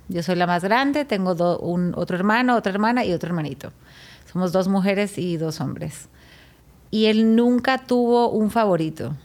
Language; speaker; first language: Spanish; native; Spanish